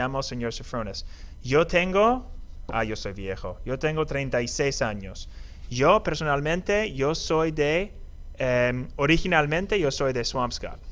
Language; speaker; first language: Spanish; non-native, fluent; English